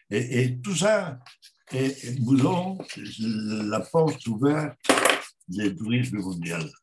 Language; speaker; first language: French; non-native, learner; Spanish